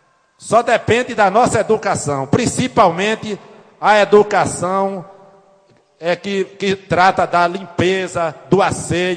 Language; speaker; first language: Portuguese; native; Portuguese